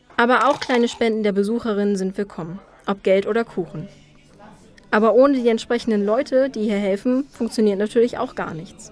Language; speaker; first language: German; native; German